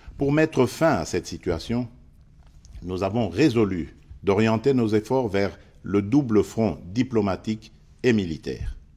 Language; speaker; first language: French; non-native, local second language; Luba-Lulua